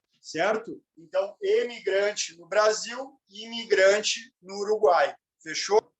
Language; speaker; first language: Portuguese; native; Portuguese